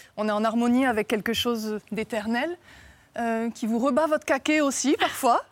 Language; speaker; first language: French; native; French